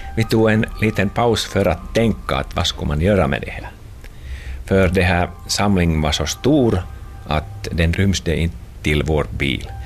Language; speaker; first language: Swedish; non-native, local second language; Finnish